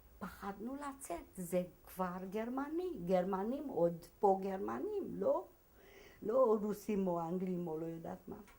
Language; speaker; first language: Hebrew; non-native, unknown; Hungarian